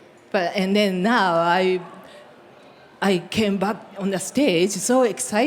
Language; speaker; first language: English; non-native, learner; Japanese